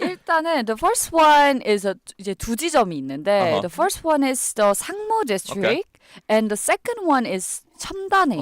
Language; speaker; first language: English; non-native, learner; Korean